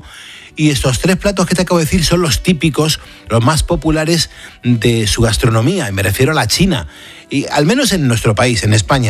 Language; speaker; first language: Spanish; native; Spanish